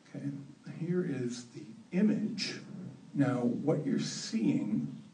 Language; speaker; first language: English; native; English